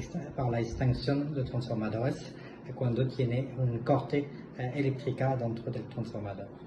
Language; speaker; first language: Spanish; non-native, fluent; French